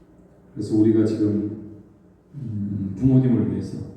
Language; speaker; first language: Korean; native; Korean